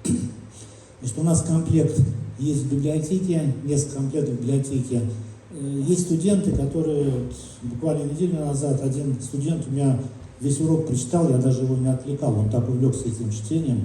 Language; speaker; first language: Russian; native; Russian